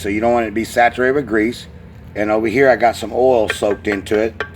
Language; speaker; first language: English; native; English